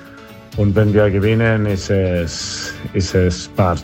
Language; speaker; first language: German; non-native, fluent; Spanish